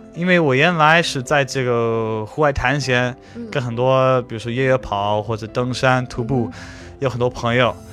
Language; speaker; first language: Chinese; non-native, fluent; English